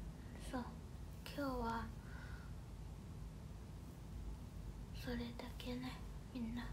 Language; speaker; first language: Japanese; non-native, fluent; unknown